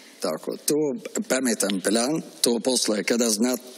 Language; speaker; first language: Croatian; non-native, learner; Arabic